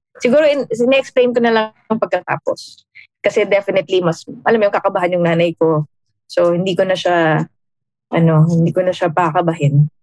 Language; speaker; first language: Filipino; native; Filipino